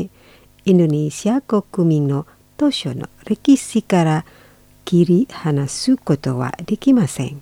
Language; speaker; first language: Japanese; non-native, fluent; Indonesian